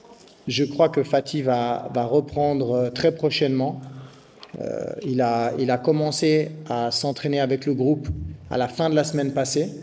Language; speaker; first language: French; native; French